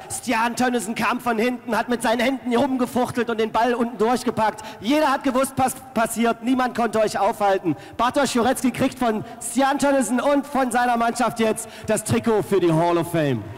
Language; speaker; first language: German; native; German